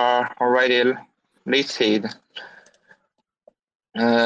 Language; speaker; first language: English; non-native, learner; Chinese